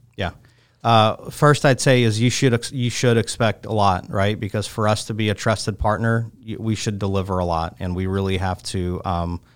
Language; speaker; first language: English; native; English